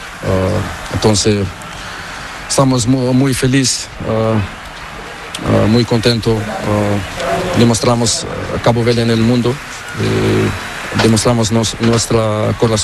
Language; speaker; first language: Spanish; non-native, learner; Portuguese